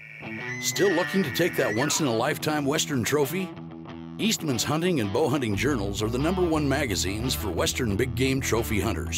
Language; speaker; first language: English; native; English